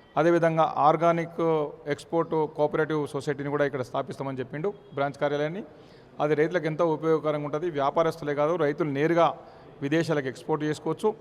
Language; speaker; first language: Telugu; native; Telugu